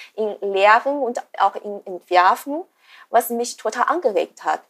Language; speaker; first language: German; non-native, fluent; Chinese